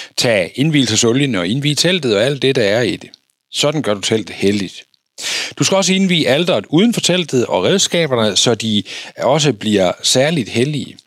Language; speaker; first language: Danish; native; Danish